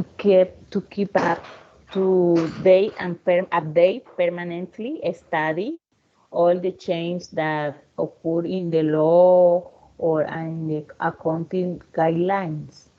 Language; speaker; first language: English; non-native, learner; Spanish